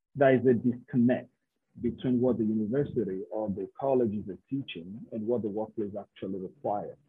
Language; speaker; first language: English; non-native, local second language; Yoruba